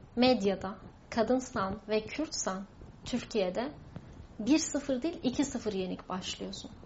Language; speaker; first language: Turkish; non-native, local second language; Kurdish